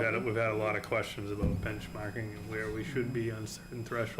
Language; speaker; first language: English; native; English